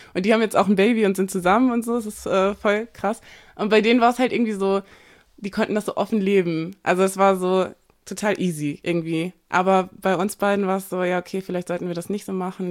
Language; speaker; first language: German; native; German